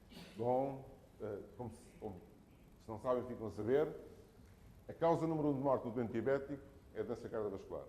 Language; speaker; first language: Portuguese; native; Portuguese